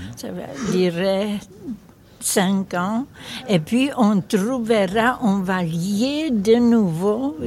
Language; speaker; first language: French; non-native, fluent; Czech